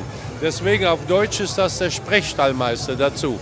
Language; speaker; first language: German; non-native, fluent; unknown